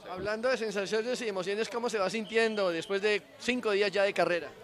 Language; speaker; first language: Spanish; native; Spanish